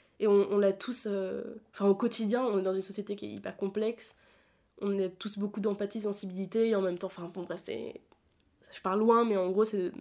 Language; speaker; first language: French; native; French